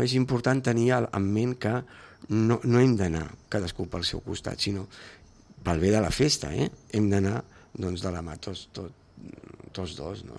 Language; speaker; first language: Catalan; native; Catalan